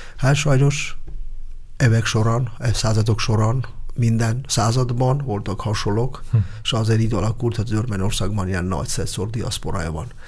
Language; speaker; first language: Hungarian; non-native, fluent; Armenian